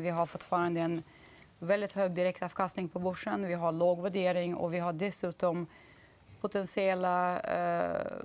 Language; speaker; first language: Swedish; non-native, fluent; Russian